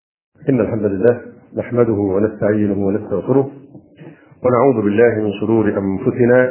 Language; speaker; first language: Arabic; native; Arabic